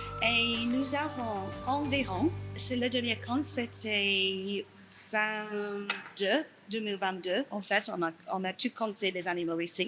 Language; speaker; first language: French; non-native, learner; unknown